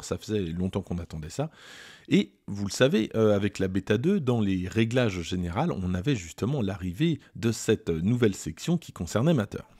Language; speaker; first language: French; native; French